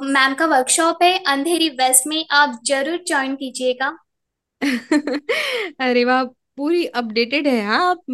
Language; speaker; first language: Hindi; non-native, local second language; Marathi